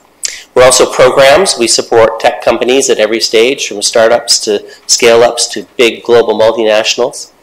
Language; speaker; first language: English; native; English